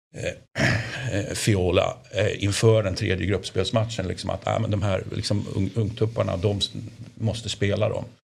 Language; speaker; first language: Swedish; native; Swedish